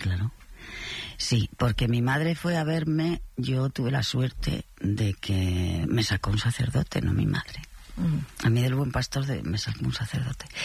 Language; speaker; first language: Spanish; native; Spanish